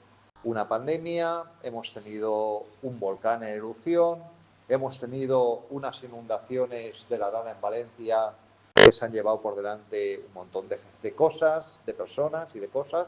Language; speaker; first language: Spanish; native; Spanish